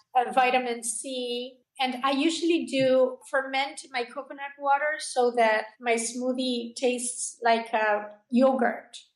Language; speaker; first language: English; non-native, fluent; Spanish